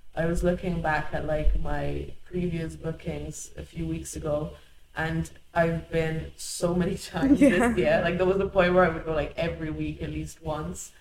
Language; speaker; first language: English; early bilingual, other home language; Hungarian